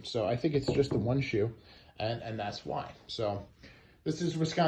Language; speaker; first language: English; native; English